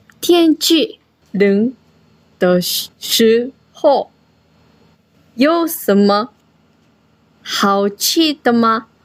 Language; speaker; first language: Chinese; non-native, learner; Korean